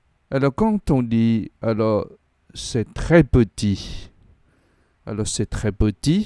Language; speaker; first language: French; non-native, fluent; Khmer